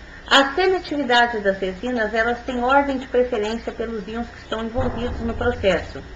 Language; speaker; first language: Portuguese; native; Portuguese